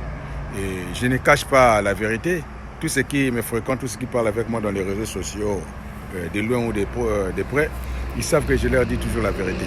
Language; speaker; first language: French; non-native, local second language; Lingala